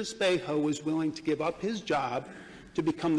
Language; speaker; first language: English; native; English